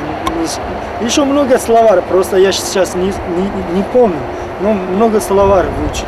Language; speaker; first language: Ukrainian; non-native, learner; Turkish